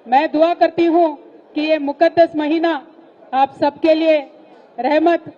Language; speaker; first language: Hindi; non-native, local second language; Telugu